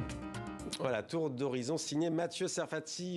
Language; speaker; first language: French; native; French